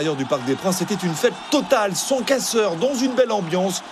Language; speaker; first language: French; non-native, fluent; Spanish